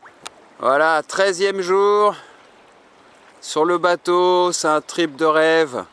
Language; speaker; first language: French; native; French